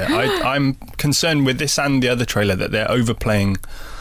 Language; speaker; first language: English; native; English